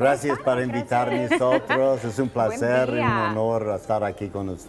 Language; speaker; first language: Spanish; non-native, learner; English